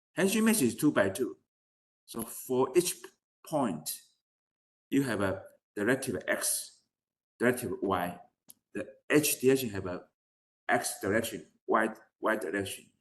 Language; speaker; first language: English; non-native, fluent; Chinese